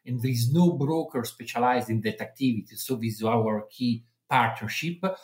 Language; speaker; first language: English; non-native, fluent; Italian